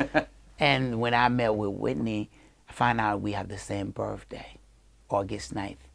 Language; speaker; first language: English; early bilingual, other home language; Haitian Creole